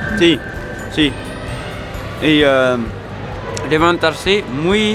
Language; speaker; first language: Spanish; non-native, learner; French